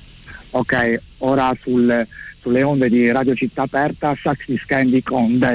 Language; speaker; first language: Italian; native; Italian